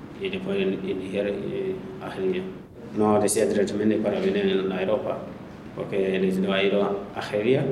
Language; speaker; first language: Spanish; non-native, learner; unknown